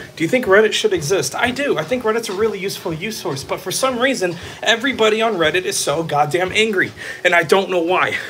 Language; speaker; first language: English; native; English